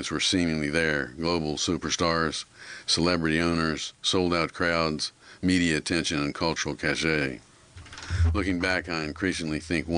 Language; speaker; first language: English; native; English